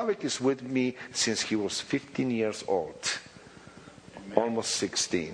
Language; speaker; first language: English; non-native, fluent; Polish